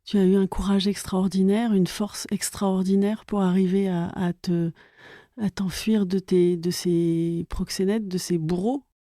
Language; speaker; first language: French; native; French